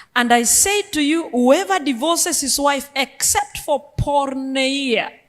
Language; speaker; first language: English; non-native, local second language; Luo (Kenya and Tanzania)